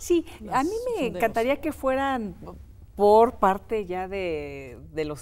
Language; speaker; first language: Spanish; native; Spanish